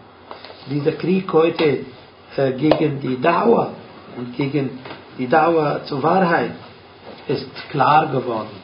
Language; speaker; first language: German; non-native, fluent; Arabic